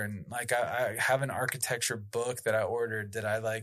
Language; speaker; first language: English; native; English